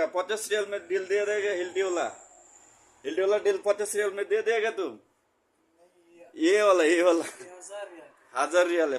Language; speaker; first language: Hindi; non-native, learner; Bangla